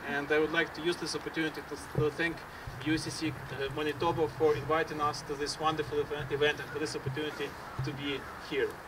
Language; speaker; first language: English; non-native, fluent; Ukrainian